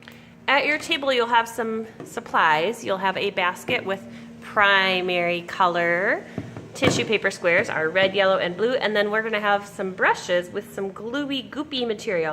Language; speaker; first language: English; native; English